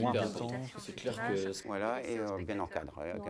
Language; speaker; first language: French; native; French